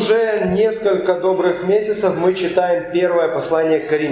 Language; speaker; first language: Polish; non-native, learner; Russian